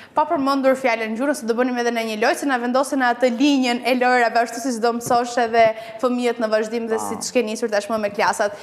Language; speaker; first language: Albanian; native; Albanian